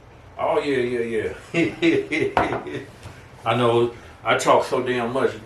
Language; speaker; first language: English; native; English